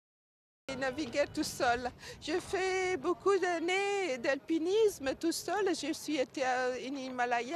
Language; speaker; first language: French; non-native, learner; Italian